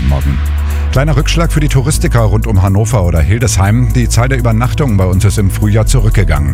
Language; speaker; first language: German; native; German